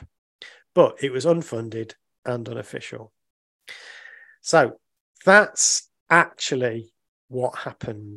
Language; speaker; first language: English; native; English